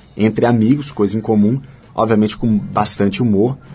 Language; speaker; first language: Portuguese; native; Portuguese